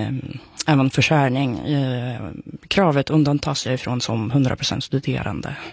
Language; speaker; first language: Swedish; non-native, fluent; Russian